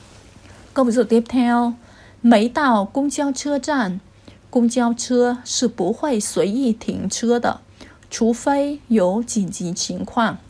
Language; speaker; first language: Chinese; non-native, fluent; Vietnamese